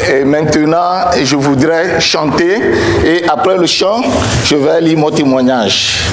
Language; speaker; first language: French; non-native, local second language; Ewe